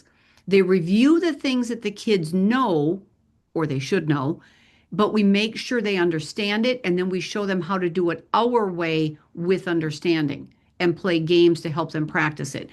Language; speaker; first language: English; native; English